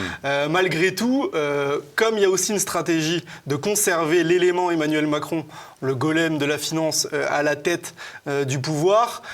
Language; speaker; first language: French; native; French